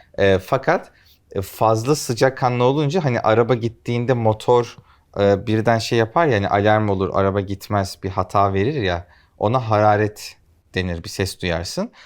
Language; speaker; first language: Turkish; native; Turkish